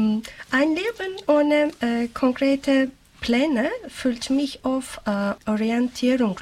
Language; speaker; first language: German; non-native, learner; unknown